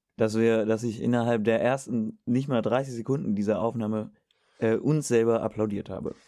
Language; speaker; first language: German; native; German